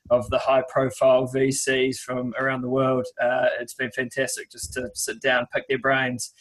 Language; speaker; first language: English; native; English